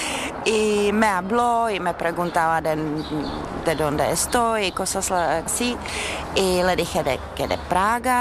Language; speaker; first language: Spanish; non-native, learner; Czech